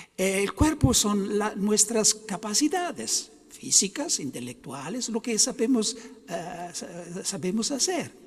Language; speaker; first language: Spanish; non-native, fluent; Italian